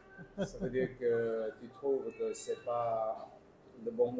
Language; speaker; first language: French; non-native, fluent; Vietnamese